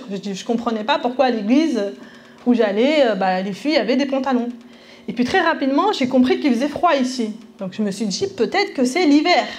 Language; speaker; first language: French; early bilingual, other home language; Spanish